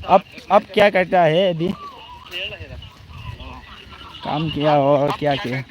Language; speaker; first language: Hindi; non-native, local second language; Thado Chin